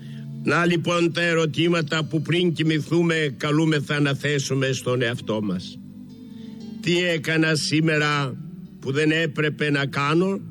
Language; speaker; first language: Greek; native; Greek